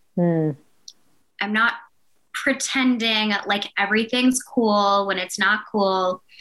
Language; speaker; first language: English; native; English